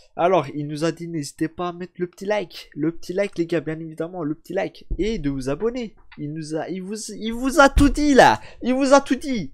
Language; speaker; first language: French; early bilingual, other home language; Turkish